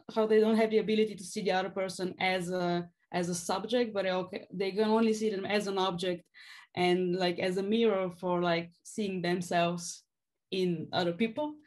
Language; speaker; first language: English; non-native, fluent; Slovenian